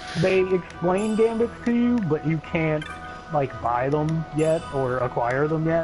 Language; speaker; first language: English; native; English